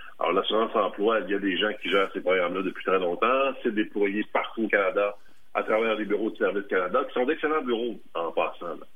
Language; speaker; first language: French; native; French